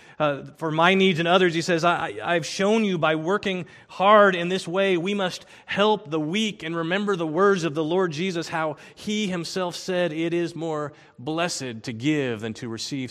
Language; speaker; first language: English; native; English